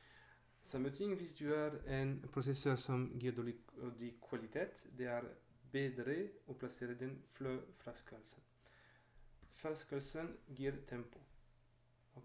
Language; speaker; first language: Norwegian; non-native, fluent; French